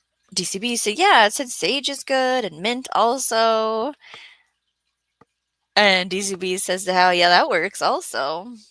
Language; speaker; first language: English; native; English